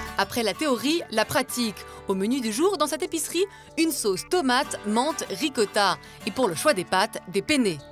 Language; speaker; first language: French; native; French